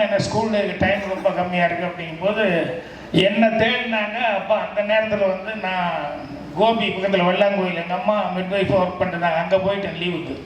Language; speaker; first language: Tamil; native; Tamil